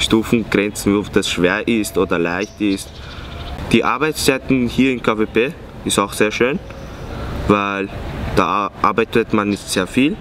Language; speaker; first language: German; non-native, fluent; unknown